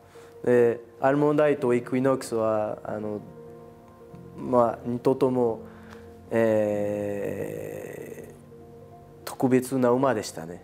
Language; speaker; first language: Japanese; non-native, fluent; French